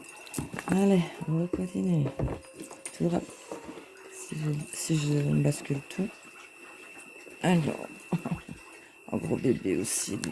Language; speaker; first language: French; native; French